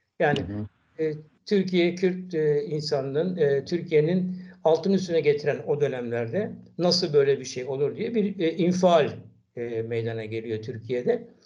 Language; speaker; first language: Turkish; native; Turkish